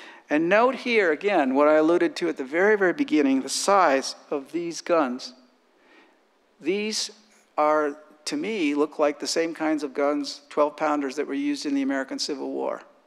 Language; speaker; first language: English; native; English